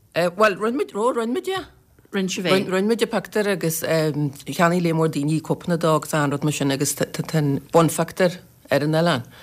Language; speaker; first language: Irish; native; Irish